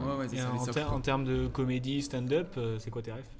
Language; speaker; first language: French; native; French